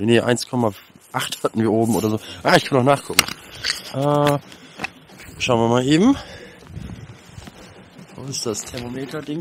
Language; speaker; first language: German; native; German